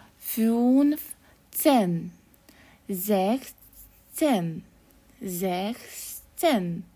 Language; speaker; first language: German; non-native, fluent; Russian